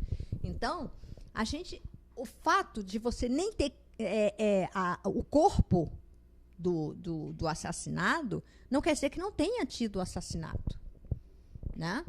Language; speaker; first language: Portuguese; native; Portuguese